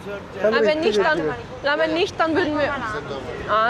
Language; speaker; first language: German; non-native, fluent; Mongolian